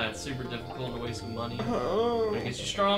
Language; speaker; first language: English; native; English